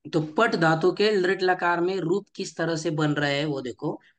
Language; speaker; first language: Hindi; non-native, local second language; Marathi